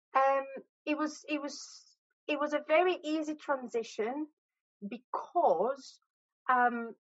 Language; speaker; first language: English; non-native, fluent; Greek